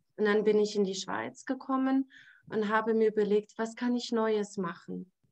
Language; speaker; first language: German; native; German